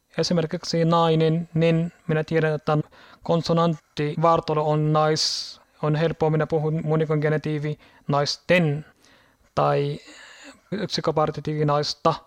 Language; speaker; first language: Finnish; non-native, learner; Arabic